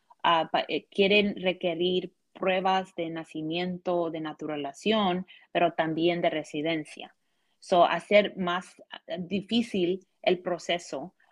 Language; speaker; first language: Spanish; early bilingual, heritage; Spanish